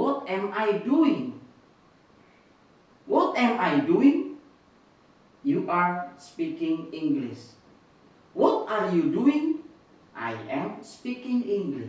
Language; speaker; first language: English; non-native, fluent; Indonesian